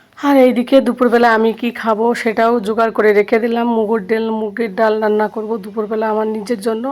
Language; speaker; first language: Bangla; native; Bangla